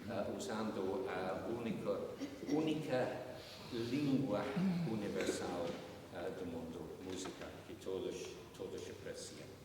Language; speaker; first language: Portuguese; non-native, learner; English